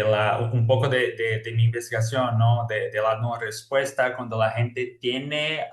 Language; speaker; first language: Spanish; non-native, fluent; Portuguese